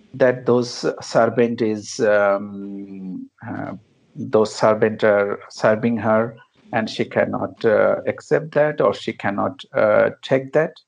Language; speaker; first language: English; non-native, local second language; Bangla